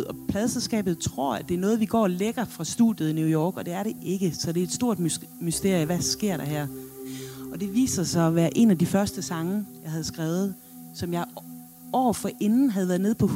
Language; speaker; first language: Danish; native; Danish